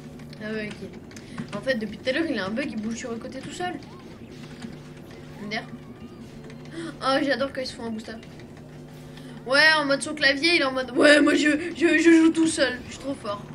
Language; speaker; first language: French; native; French